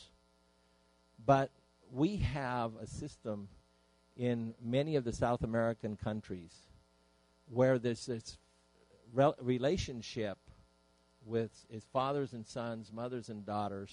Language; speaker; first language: English; native; English